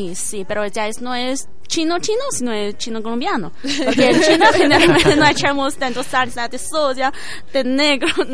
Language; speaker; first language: Spanish; non-native, learner; Chinese